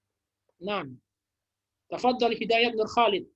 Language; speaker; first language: Arabic; non-native, fluent; Indonesian